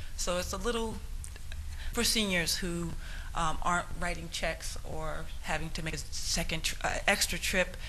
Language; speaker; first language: English; native; English